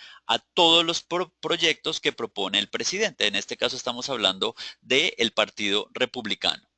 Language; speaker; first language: Spanish; native; Spanish